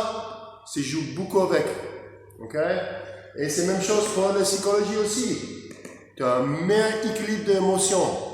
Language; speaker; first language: French; non-native, learner; English